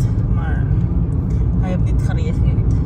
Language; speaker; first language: Dutch; non-native, learner; Filipino